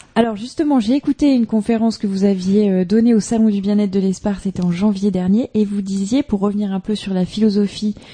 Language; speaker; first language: French; native; French